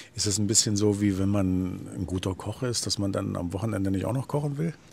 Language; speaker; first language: German; native; German